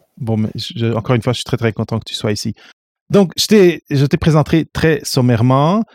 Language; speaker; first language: French; non-native, fluent; Portuguese